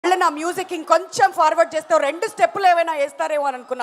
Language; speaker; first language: Telugu; native; Telugu